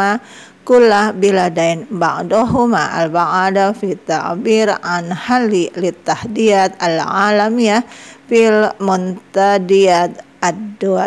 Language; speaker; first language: Arabic; non-native, fluent; Indonesian